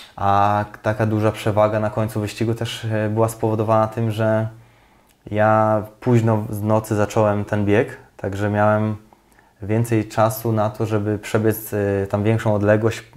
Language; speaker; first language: Polish; native; Polish